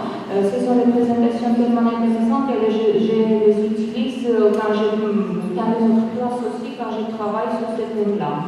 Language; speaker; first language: French; non-native, fluent; Georgian